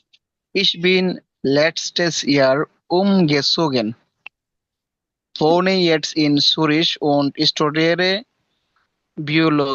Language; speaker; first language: German; non-native, learner; Bangla